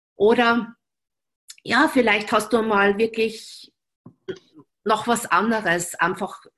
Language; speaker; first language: German; native; German